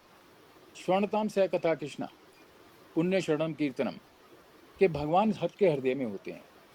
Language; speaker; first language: Hindi; native; Hindi